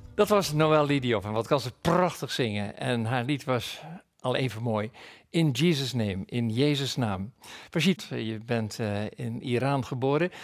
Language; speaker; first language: Dutch; native; Dutch